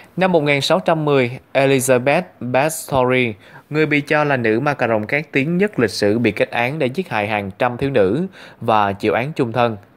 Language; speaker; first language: Vietnamese; native; Vietnamese